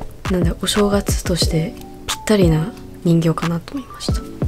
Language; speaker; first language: Japanese; early bilingual, other home language; English